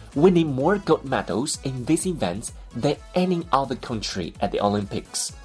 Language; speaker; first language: English; non-native, fluent; Chinese